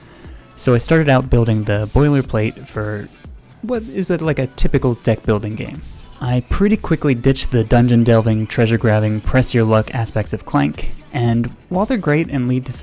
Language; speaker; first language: English; native; English